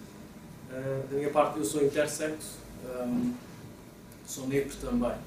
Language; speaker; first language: Portuguese; native; Portuguese